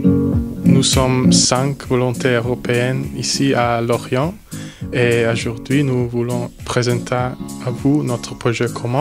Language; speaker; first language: French; non-native, learner; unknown